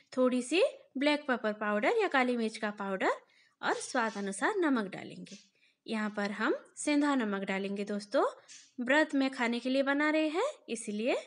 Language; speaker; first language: Hindi; non-native, local second language; Bangla